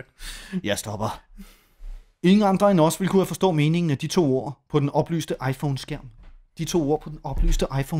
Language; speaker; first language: Danish; native; Danish